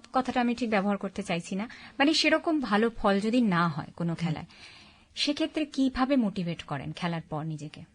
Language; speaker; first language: Bangla; native; Bangla